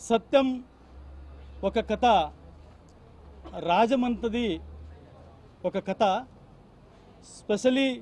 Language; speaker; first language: Telugu; non-native, learner; Kannada